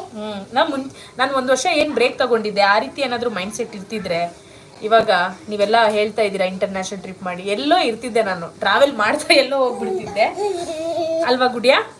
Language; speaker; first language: Kannada; native; Kannada